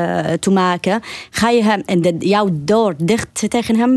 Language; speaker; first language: Dutch; non-native, learner; Arabic